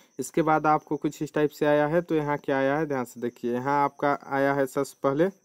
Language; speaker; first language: Hindi; native; Hindi